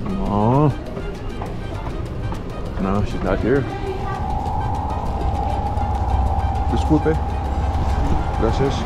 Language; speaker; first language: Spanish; non-native, learner; English